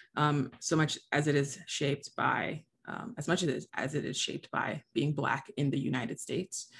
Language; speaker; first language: English; early bilingual, other home language; Haitian Creole